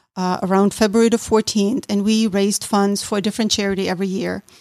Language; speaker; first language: English; non-native, fluent; German